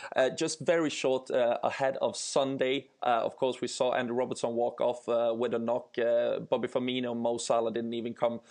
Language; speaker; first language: English; non-native, fluent; Swedish